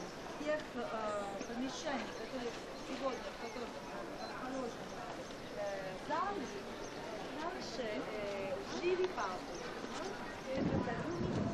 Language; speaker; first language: Russian; non-native, fluent; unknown